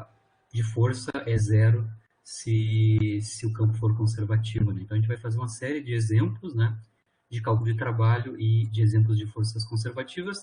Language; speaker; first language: Portuguese; native; Portuguese